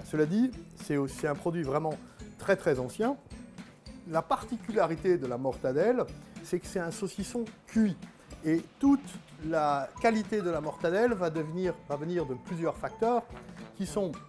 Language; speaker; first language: French; native; French